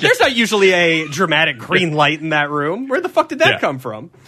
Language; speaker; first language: English; native; English